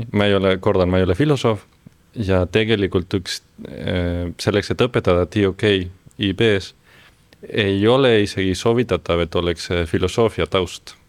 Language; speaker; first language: Estonian; non-native, fluent; Spanish